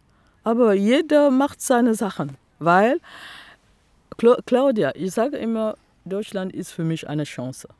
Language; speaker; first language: German; non-native, fluent; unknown